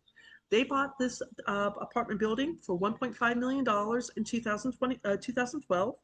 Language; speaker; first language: English; native; English